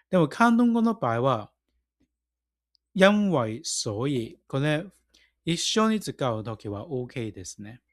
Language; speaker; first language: Japanese; non-native, fluent; Cantonese